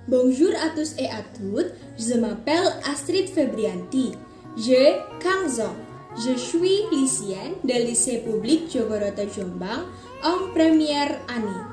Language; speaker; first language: French; non-native, learner; Indonesian